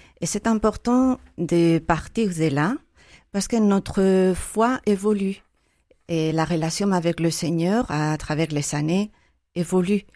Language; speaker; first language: French; non-native, fluent; Spanish